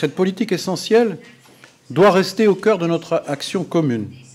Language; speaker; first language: French; native; French